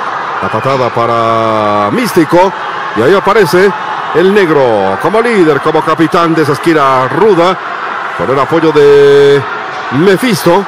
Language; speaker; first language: Spanish; native; Spanish